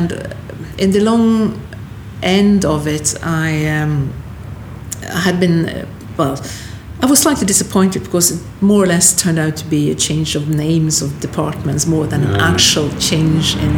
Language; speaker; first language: English; non-native, fluent; Swedish